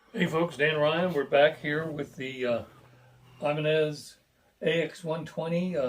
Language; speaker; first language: English; native; English